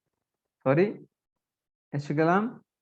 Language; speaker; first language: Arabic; non-native, learner; Urdu